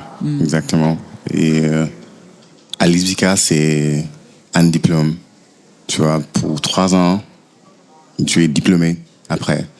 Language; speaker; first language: French; non-native, fluent; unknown